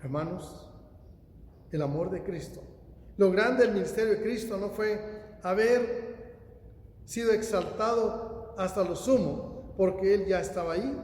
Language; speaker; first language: Spanish; native; Spanish